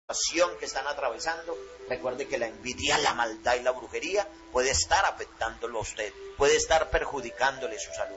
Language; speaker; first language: Spanish; native; Spanish